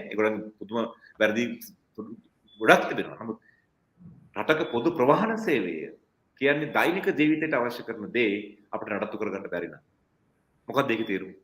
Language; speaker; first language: Sinhala; non-native, local second language; Tamil